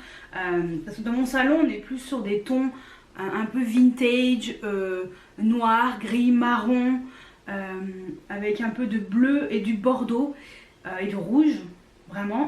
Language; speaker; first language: French; native; French